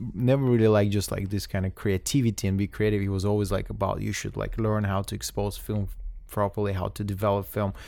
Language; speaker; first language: English; non-native, fluent; Russian